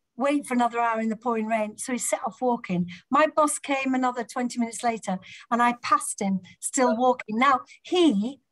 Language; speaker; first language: English; native; English